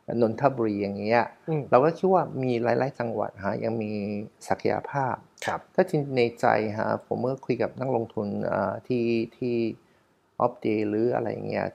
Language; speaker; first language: Thai; non-native, fluent; Chinese